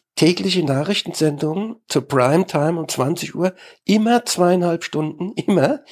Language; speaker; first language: German; native; German